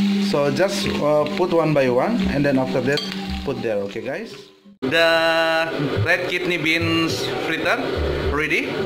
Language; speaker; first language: English; non-native, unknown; Indonesian